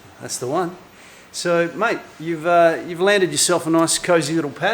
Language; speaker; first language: English; native; English